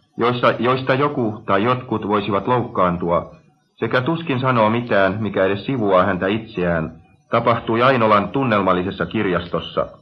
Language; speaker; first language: Finnish; native; Finnish